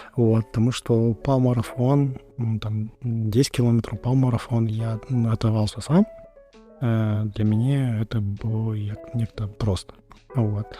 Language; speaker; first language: Belarusian; non-native, local second language; Russian